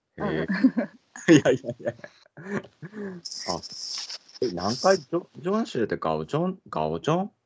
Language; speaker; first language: Chinese; non-native, learner; Japanese